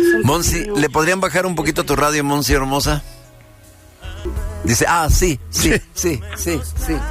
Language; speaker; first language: Spanish; native; Spanish